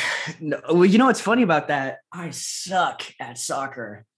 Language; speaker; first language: English; native; English